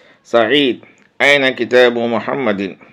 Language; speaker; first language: Arabic; non-native, fluent; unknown